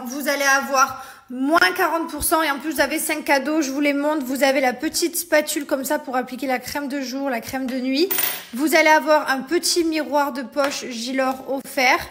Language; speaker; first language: French; native; French